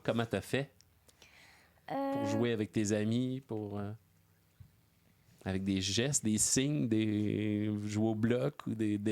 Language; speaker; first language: French; native; French